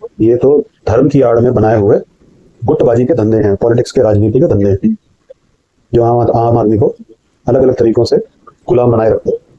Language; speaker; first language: Hindi; native; Hindi